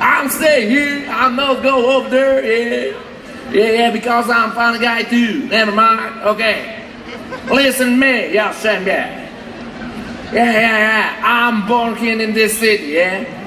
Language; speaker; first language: English; non-native, learner; Polish